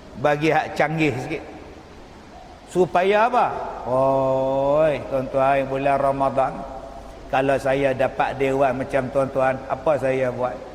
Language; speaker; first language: Malay; native; Malay